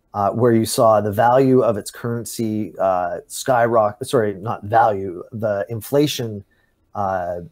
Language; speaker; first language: English; native; English